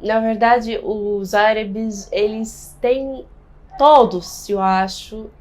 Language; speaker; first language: Portuguese; non-native, fluent; Arabic